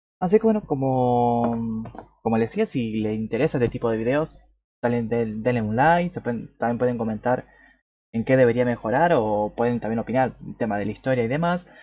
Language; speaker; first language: Spanish; native; Spanish